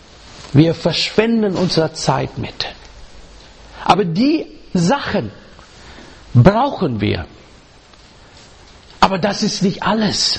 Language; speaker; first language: German; non-native, learner; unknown